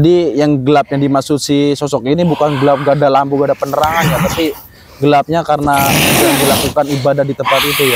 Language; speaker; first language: Indonesian; non-native, local second language; Sundanese